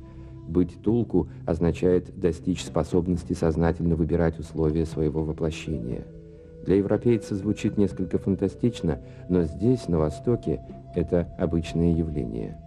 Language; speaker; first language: Russian; native; Russian